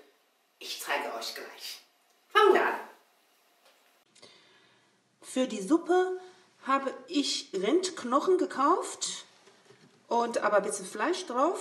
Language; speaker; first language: German; non-native, learner; Chinese